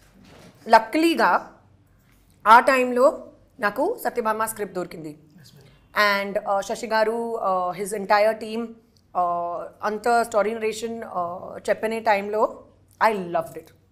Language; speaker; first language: Telugu; non-native, learner; Hindi